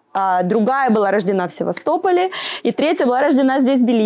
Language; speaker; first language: Russian; native; Russian